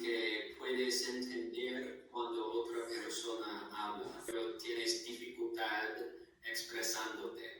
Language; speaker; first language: Spanish; non-native, fluent; English